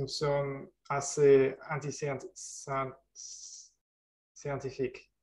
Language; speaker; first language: French; non-native, learner; German